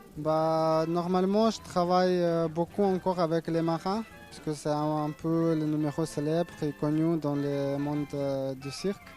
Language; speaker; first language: French; non-native, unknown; Ukrainian